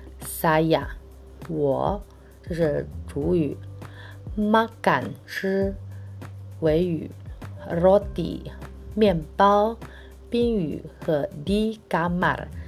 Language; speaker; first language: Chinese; non-native, fluent; Indonesian